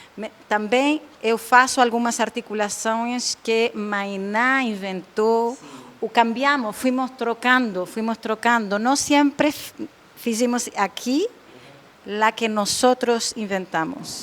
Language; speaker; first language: Portuguese; non-native, fluent; Spanish